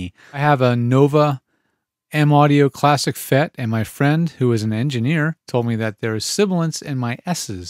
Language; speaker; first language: English; native; English